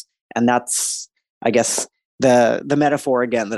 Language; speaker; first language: English; native; English